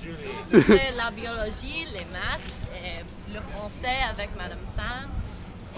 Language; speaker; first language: French; non-native, learner; English